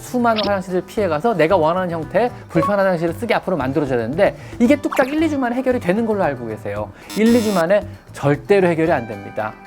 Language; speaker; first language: Korean; native; Korean